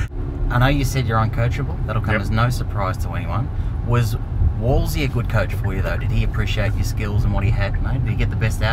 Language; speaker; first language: English; native; English